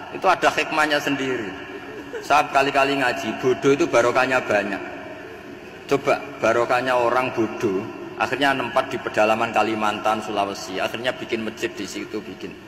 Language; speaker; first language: Indonesian; non-native, local second language; Javanese